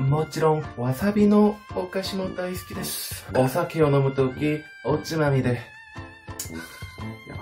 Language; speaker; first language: Japanese; non-native, fluent; Korean